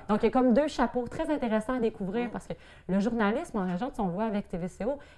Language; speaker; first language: French; native; French